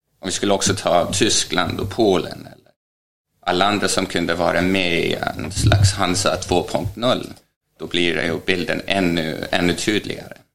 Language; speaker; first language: Swedish; non-native, fluent; Estonian